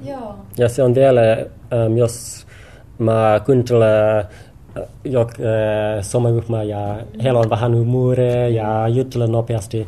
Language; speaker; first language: Finnish; non-native, learner; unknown